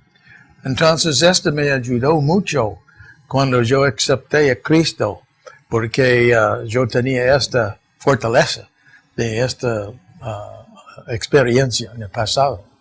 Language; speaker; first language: Spanish; non-native, fluent; English